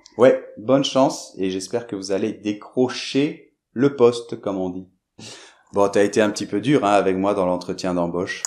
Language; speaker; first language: French; native; French